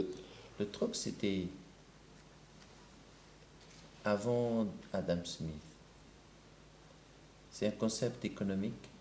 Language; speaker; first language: French; non-native, local second language; Arabic